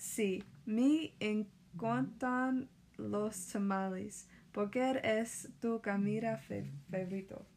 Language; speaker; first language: Spanish; early bilingual, other home language; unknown